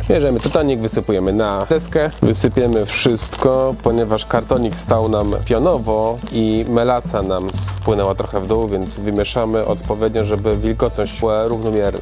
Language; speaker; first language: Polish; native; Polish